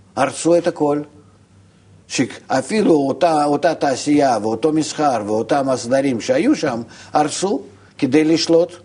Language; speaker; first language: Hebrew; non-native, fluent; Russian